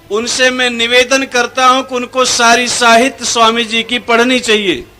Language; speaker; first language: Hindi; non-native, fluent; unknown